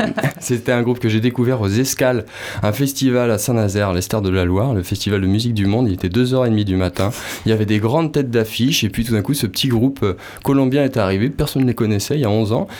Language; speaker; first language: French; native; French